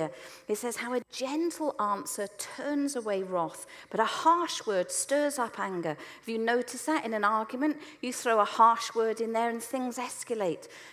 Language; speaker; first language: English; native; English